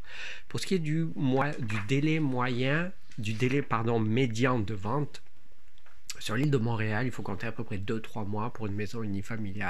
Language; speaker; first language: French; native; French